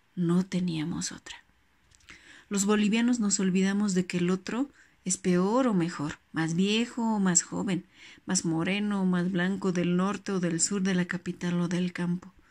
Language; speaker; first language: Spanish; native; Spanish